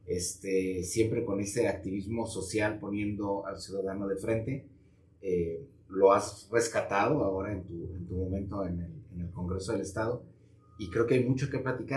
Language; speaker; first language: Spanish; native; Spanish